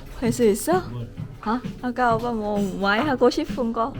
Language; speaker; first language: Korean; non-native, learner; Vietnamese